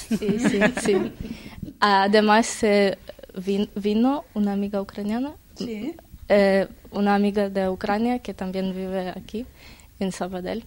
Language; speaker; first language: Spanish; non-native, learner; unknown